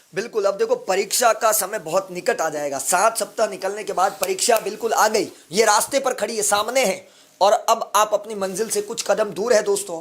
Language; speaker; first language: Hindi; native; Hindi